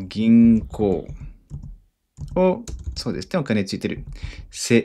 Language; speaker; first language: Japanese; non-native, fluent; French